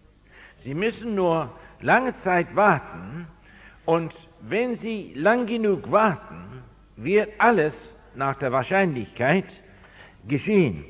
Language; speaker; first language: German; non-native, fluent; English